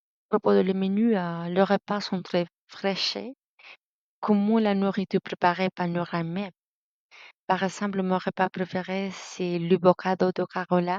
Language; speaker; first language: French; non-native, learner; Spanish